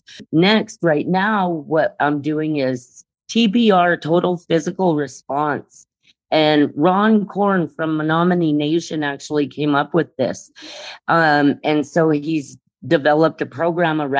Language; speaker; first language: English; native; English